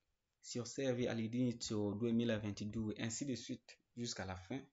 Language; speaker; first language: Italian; non-native, learner; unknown